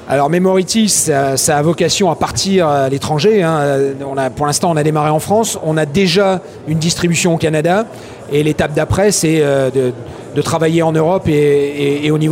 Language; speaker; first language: French; native; French